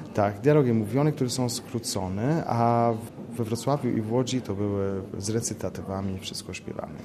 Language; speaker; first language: Polish; non-native, fluent; French